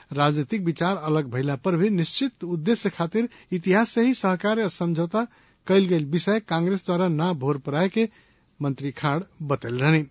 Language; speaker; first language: Bhojpuri; non-native, local second language; Nepali